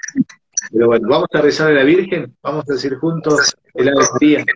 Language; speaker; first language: Spanish; native; Spanish